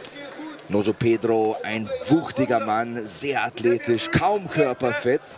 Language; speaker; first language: German; native; German